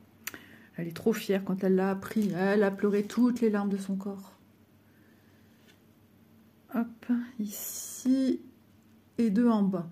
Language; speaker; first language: French; native; French